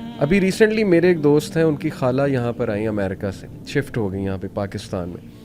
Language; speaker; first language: Urdu; native; Urdu